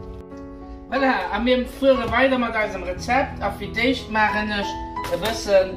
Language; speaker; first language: German; non-native, learner; Dutch